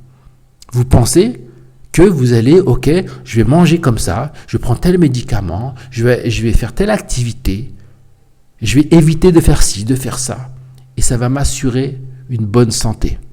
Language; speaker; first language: French; native; French